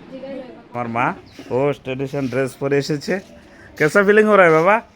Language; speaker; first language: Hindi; non-native, local second language; Bangla